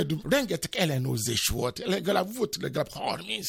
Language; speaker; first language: Hungarian; non-native, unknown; Albanian